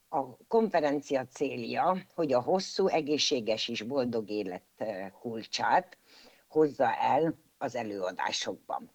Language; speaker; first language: Hungarian; native; Hungarian